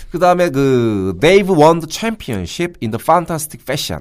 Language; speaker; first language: English; non-native, fluent; Korean